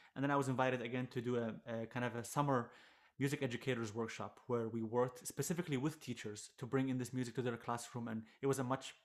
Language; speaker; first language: English; non-native, fluent; Arabic